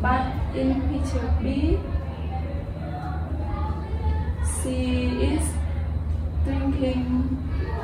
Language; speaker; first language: English; non-native, learner; Khmer